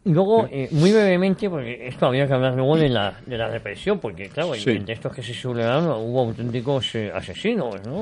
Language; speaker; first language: Spanish; native; Spanish